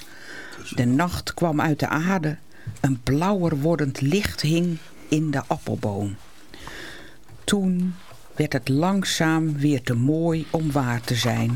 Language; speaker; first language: Dutch; native; Dutch